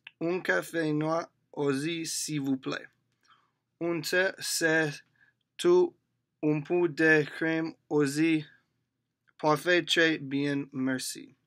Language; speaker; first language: French; non-native, learner; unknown